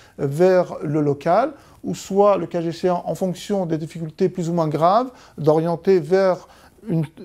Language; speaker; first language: French; native; French